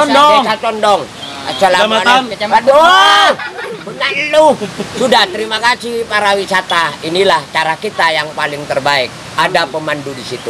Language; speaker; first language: Indonesian; non-native, local second language; Madurese